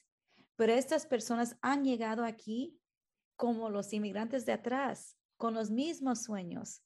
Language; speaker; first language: Spanish; early bilingual, heritage; Spanish